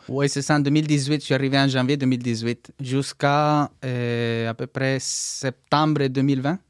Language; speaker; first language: French; non-native, fluent; Spanish